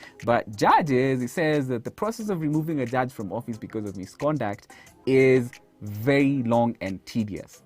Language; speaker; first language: English; non-native, local second language; Swahili